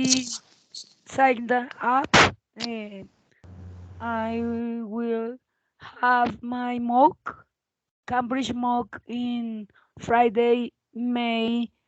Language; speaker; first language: English; non-native, learner; Spanish